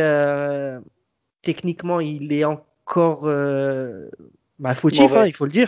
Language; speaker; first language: French; native; French